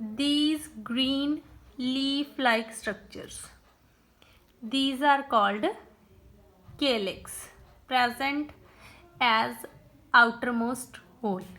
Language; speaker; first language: English; non-native, local second language; Punjabi